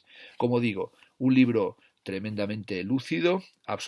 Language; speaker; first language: Spanish; native; Spanish